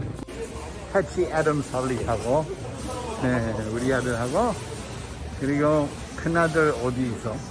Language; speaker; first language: Korean; non-native, fluent; English